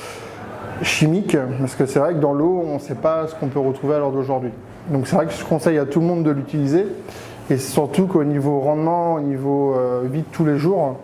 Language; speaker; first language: French; native; French